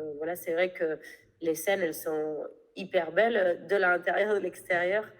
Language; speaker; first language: French; non-native, fluent; Spanish